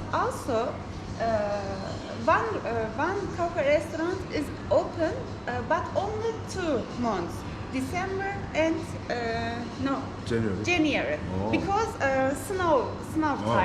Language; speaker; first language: English; non-native, learner; Turkish